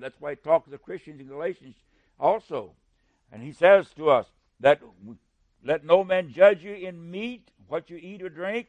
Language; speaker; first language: English; native; English